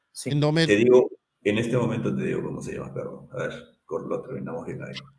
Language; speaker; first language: Spanish; native; Spanish